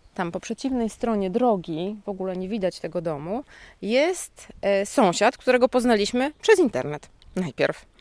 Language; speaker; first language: Polish; native; Polish